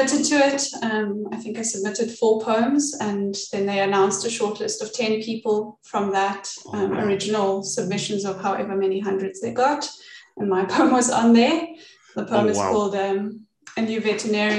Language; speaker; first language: English; native; English